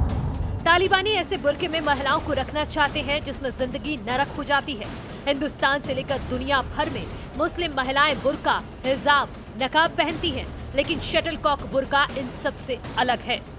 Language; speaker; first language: Hindi; native; Hindi